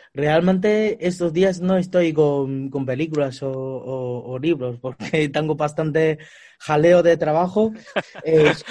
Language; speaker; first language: Spanish; non-native, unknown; Chinese